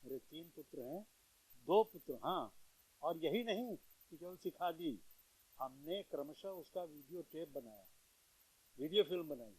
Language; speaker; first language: Hindi; native; Hindi